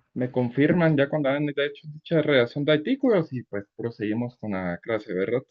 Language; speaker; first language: Spanish; native; Spanish